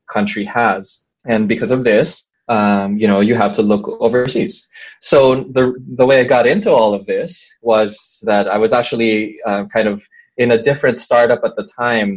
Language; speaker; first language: English; non-native, local second language; Filipino